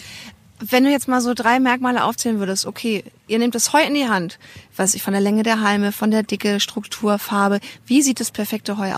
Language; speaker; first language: German; native; German